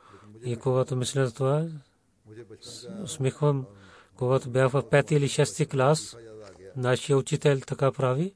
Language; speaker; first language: Bulgarian; non-native, learner; Urdu